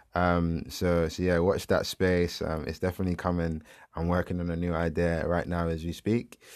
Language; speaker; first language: English; native; English